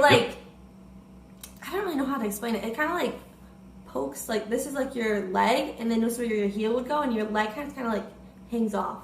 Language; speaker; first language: English; native; English